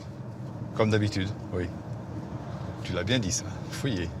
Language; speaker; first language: French; native; French